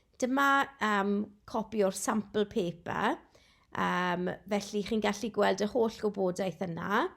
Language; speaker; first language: Welsh; non-native, local second language; English